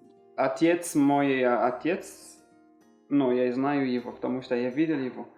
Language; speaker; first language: Russian; non-native, learner; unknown